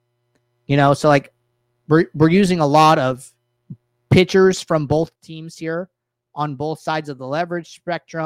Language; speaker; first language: English; native; English